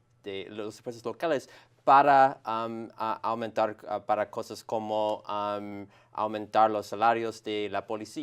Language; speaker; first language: Spanish; non-native, learner; English